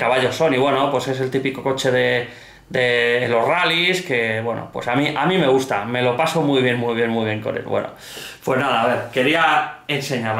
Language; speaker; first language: Spanish; native; Spanish